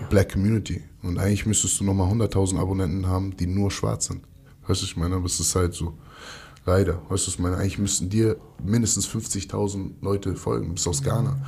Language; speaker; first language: German; early bilingual, other home language; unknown